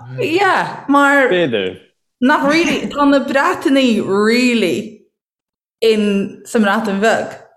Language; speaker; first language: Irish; native; Irish